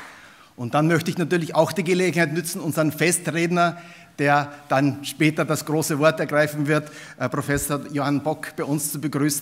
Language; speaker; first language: German; native; German